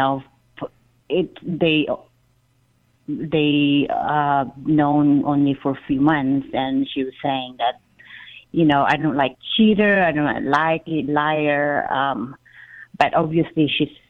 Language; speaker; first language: English; non-native, local second language; Filipino